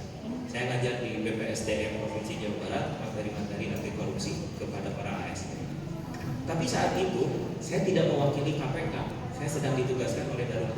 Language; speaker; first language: Indonesian; non-native, local second language; Sundanese